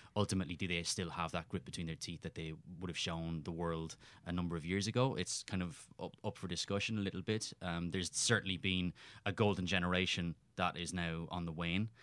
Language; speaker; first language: English; native; English